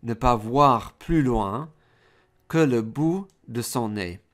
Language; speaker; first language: French; non-native, fluent; English